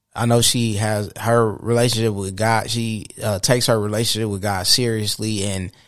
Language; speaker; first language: English; native; English